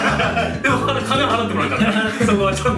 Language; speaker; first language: Japanese; native; Japanese